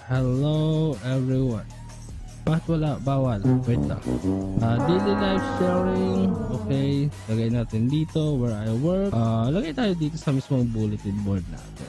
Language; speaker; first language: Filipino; native; Filipino